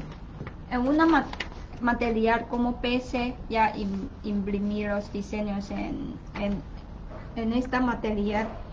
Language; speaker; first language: Spanish; non-native, learner; Chinese